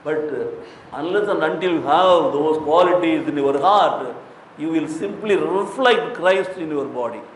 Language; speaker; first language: English; non-native, local second language; Tamil